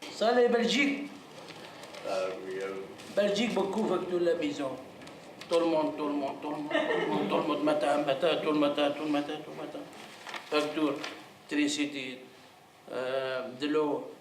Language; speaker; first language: French; non-native, learner; Arabic